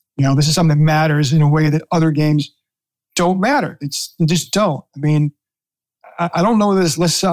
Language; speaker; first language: English; native; English